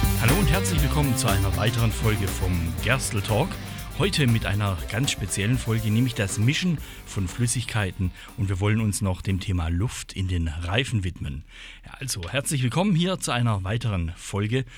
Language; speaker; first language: German; native; German